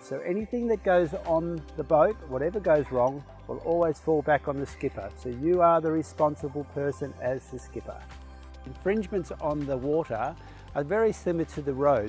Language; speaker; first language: English; native; English